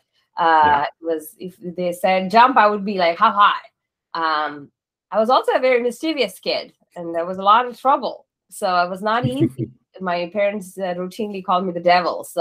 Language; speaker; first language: English; non-native, local second language; Kannada